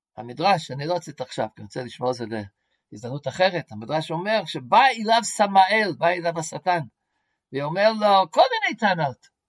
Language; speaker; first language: Hebrew; non-native, fluent; English